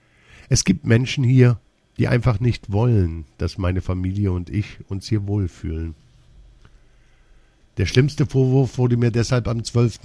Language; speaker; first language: German; early bilingual, other home language; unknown